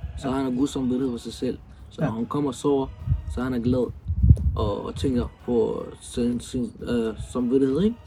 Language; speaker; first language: Danish; early bilingual, other home language; Arabic